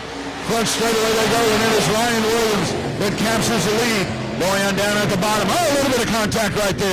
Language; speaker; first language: English; native; English